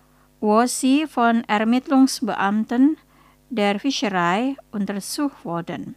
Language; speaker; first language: German; non-native, fluent; Indonesian